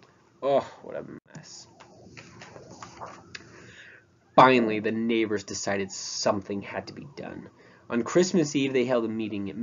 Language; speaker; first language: English; native; English